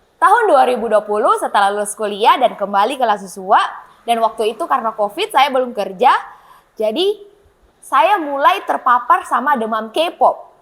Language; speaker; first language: Indonesian; native; Indonesian